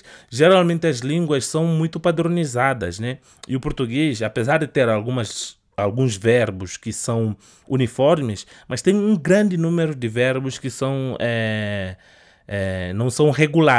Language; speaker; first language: Portuguese; non-native, fluent; Upper Guinea Crioulo